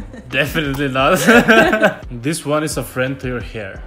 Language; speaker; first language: English; non-native, fluent; Macedonian